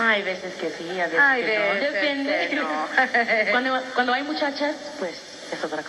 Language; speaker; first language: Spanish; early bilingual, heritage; English